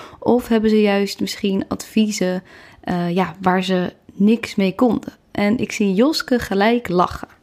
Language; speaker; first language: Dutch; native; Dutch